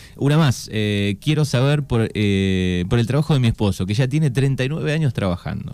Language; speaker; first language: Spanish; native; Spanish